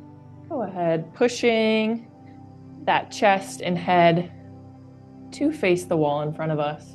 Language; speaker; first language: English; native; English